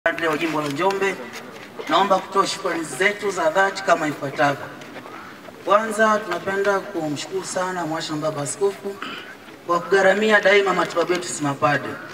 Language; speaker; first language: Swahili; native; Swahili